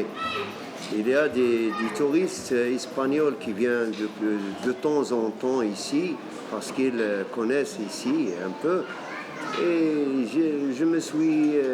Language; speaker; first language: French; non-native, local second language; Arabic